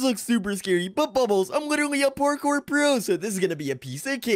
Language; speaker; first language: English; native; English